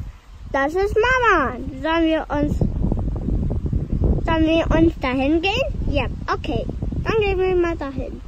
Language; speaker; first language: German; early bilingual, other home language; Indonesian